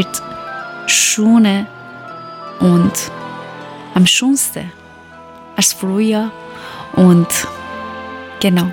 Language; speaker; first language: German; non-native, learner; Persian